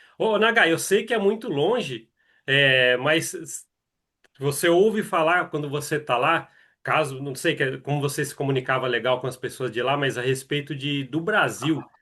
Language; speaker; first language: Portuguese; native; Portuguese